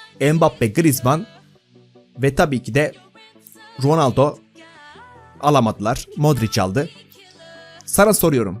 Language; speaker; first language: Turkish; native; Turkish